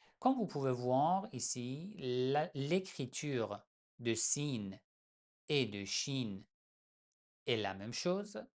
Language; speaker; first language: French; non-native, fluent; Persian